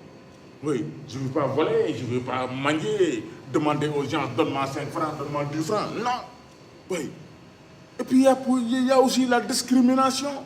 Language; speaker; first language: French; non-native, local second language; Wolof